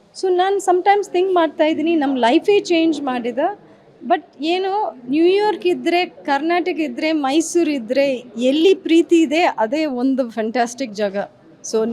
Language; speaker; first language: Kannada; early bilingual, heritage; English